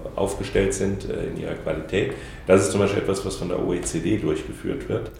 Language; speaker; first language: German; native; German